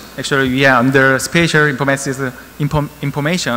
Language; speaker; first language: English; non-native, learner; Korean